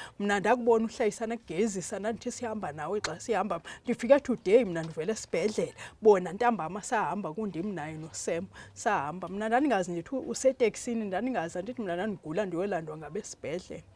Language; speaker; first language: Zulu; non-native, local second language; Xhosa